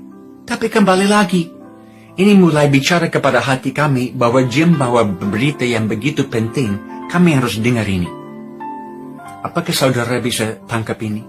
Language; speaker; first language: Indonesian; non-native, fluent; English